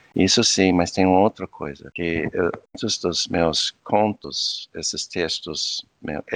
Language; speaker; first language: Portuguese; non-native, fluent; English